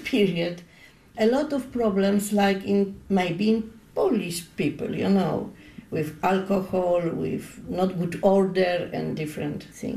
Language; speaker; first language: English; non-native, learner; Polish